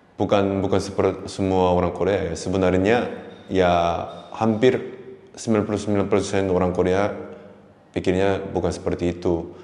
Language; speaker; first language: Indonesian; non-native, fluent; Korean